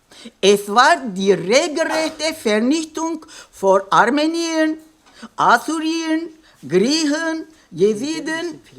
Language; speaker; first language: German; non-native, fluent; Kurdish